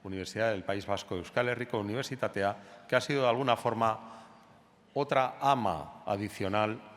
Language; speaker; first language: Spanish; native; Spanish